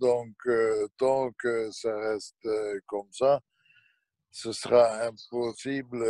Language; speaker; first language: French; non-native, local second language; Dutch